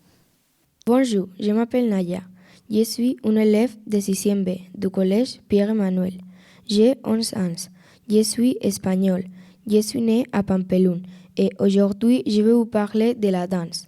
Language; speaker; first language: French; non-native, learner; Spanish